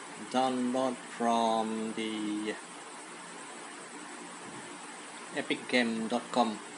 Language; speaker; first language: English; non-native, local second language; Malay